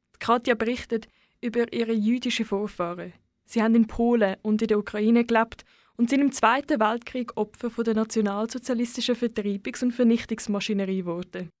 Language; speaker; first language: German; native; German